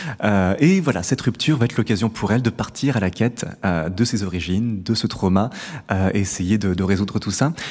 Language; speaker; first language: French; native; French